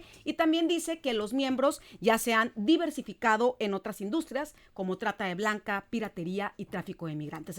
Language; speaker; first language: Spanish; native; Spanish